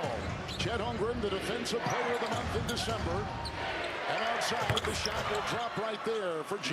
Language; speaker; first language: English; native; English